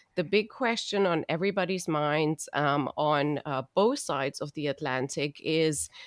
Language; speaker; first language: English; non-native, fluent; German